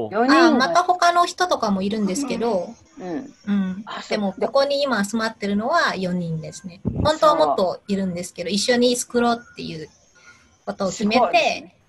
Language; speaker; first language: Japanese; non-native, fluent; Indonesian